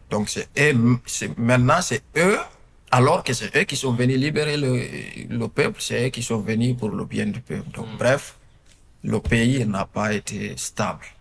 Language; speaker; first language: French; non-native, local second language; Fula